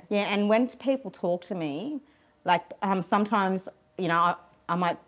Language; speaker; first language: English; native; English